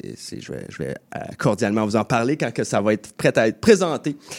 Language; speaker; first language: French; native; French